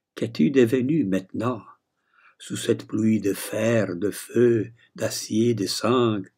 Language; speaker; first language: French; non-native, fluent; Italian